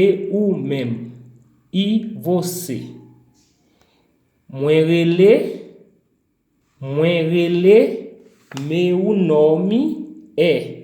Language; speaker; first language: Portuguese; non-native, learner; Haitian Creole